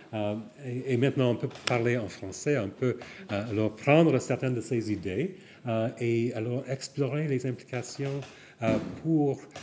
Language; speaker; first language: French; non-native, fluent; English